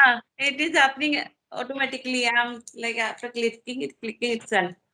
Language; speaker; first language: English; non-native, fluent; Hindi